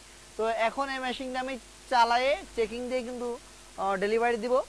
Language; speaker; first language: Bangla; native; Bangla